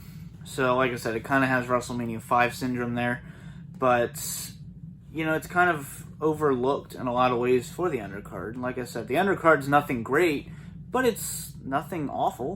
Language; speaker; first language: English; native; English